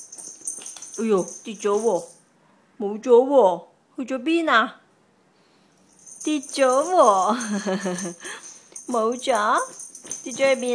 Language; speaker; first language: Cantonese; native; Cantonese